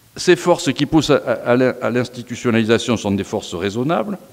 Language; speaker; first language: French; native; French